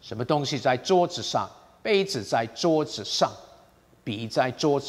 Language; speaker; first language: Chinese; non-native, fluent; English